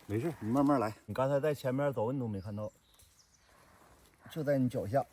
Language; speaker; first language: Chinese; native; Chinese